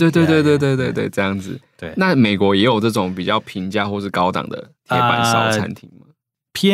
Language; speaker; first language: Chinese; native; Chinese